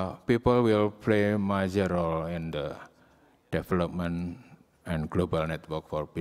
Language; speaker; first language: English; non-native, learner; Indonesian